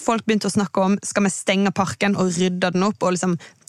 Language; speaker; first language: Norwegian; native; Norwegian